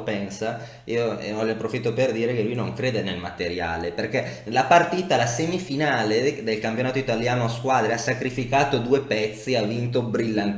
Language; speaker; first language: Italian; native; Italian